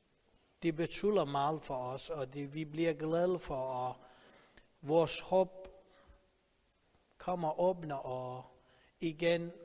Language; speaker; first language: Danish; non-native, learner; Persian